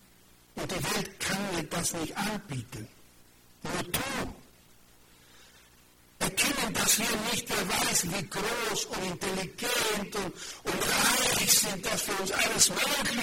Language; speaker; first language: German; non-native, fluent; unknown